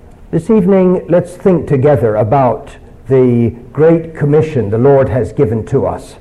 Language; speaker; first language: English; early bilingual, other home language; Chinese